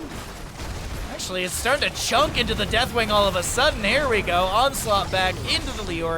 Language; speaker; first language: English; native; English